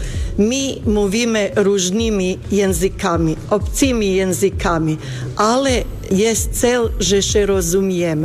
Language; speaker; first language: Polish; non-native, fluent; Bosnian